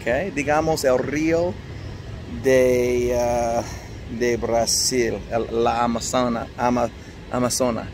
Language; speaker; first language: Spanish; non-native, fluent; English